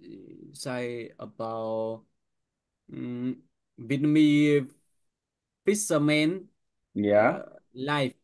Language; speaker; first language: English; non-native, learner; Vietnamese